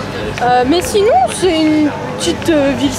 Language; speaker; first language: French; native; French